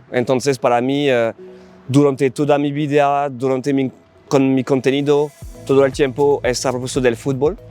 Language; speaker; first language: Spanish; non-native, learner; French